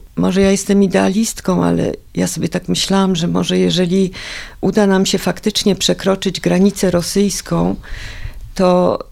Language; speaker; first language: Polish; native; Polish